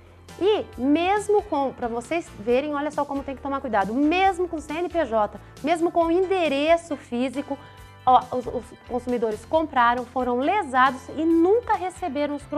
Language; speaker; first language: Portuguese; native; Portuguese